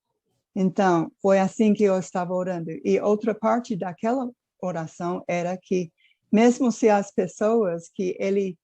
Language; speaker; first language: Portuguese; non-native, fluent; English